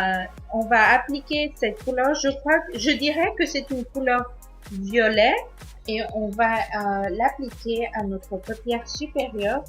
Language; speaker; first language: French; non-native, learner; Spanish